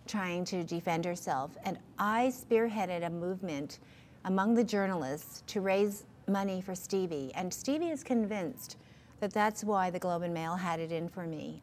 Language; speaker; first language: English; native; English